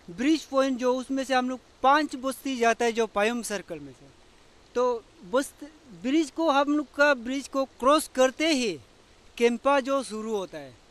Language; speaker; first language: Hindi; non-native, local second language; Adi